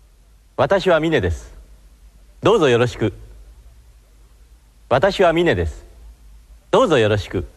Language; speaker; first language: Japanese; non-native, learner; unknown